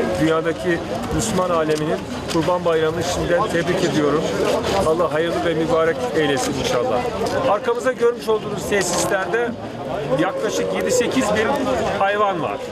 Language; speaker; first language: Turkish; native; Turkish